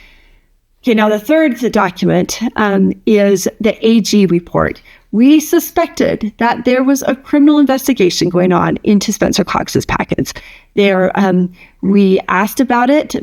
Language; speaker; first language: English; native; English